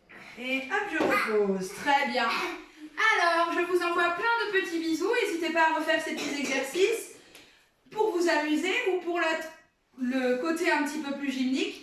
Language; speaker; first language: French; native; French